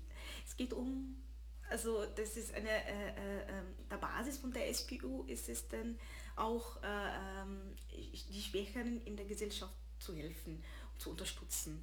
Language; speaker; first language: German; early bilingual, other home language; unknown